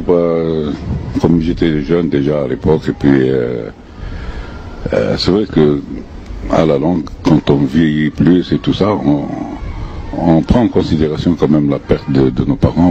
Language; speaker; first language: French; non-native, local second language; Arabic